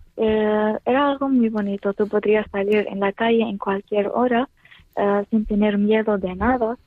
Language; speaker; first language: Spanish; non-native, learner; Arabic